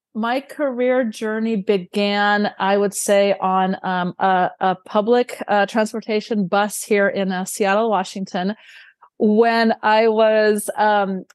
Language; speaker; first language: English; early bilingual, other home language; Romanian